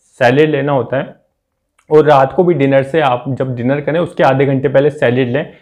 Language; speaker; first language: Hindi; native; Hindi